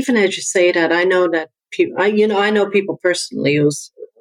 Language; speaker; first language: English; native; English